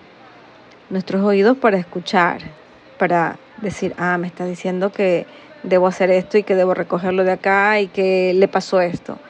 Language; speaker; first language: Spanish; native; Spanish